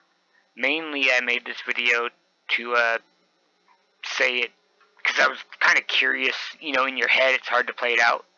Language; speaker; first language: English; native; English